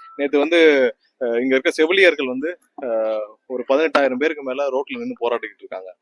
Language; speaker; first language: Tamil; native; Tamil